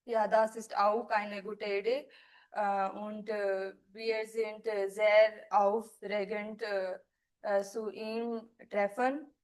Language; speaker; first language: German; non-native, learner; Hindi